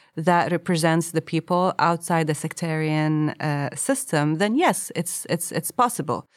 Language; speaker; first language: English; non-native, fluent; Arabic